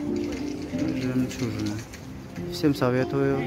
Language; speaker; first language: Russian; non-native, learner; Azerbaijani